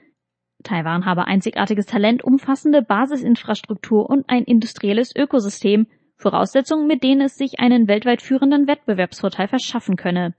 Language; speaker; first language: German; native; German